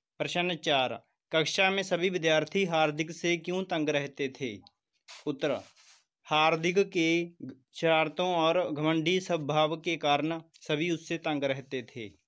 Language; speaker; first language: Hindi; non-native, local second language; Punjabi